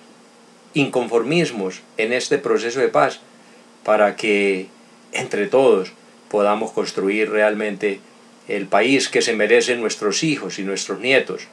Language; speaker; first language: Spanish; native; Spanish